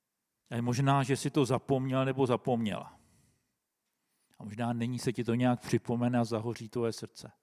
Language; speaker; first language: Czech; native; Czech